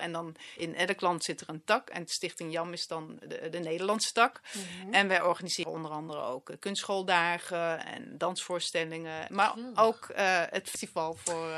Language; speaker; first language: Dutch; native; Dutch